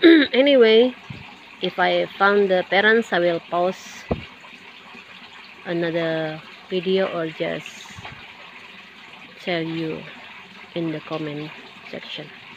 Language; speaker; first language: English; non-native, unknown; Indonesian